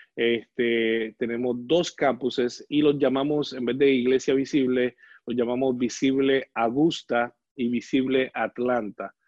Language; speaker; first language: Spanish; native; Spanish